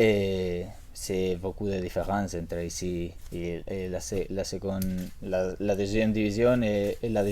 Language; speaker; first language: French; non-native, learner; Spanish